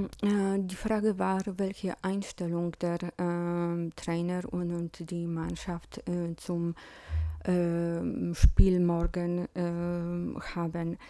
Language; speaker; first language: German; non-native, fluent; Polish